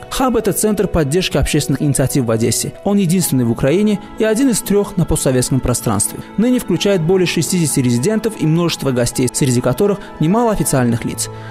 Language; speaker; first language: Russian; non-native, local second language; Azerbaijani